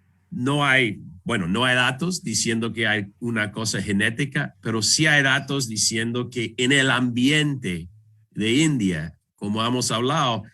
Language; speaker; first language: Spanish; non-native, fluent; English